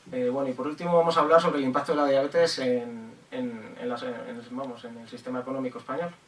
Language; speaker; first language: Spanish; native; Spanish